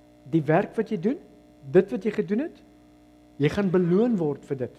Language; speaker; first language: Afrikaans; early bilingual, heritage; Afrikaans